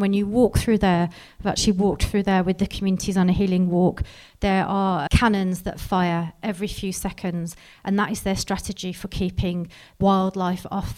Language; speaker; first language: English; native; English